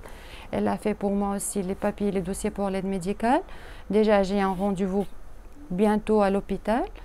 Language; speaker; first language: French; non-native, learner; Arabic